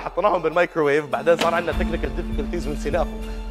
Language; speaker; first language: Arabic; early bilingual, heritage; Arabic